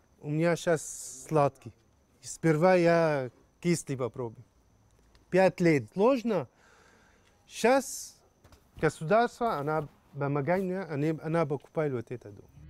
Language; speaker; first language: Russian; non-native, learner; Arabic